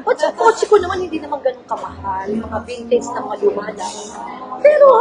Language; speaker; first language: Filipino; native; Filipino